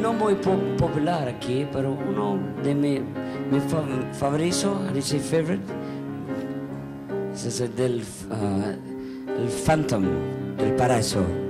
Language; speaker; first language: Spanish; non-native, learner; English